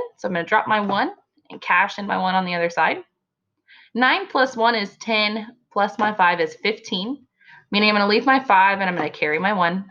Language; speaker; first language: English; native; English